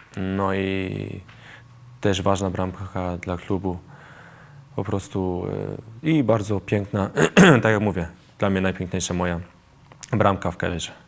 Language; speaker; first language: Polish; early bilingual, heritage; Polish